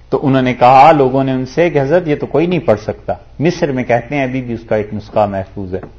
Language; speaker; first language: Urdu; native; Urdu